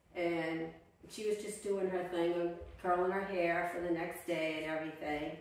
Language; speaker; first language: English; native; English